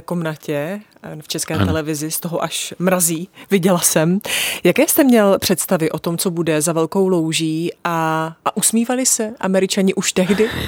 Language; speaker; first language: Czech; native; Czech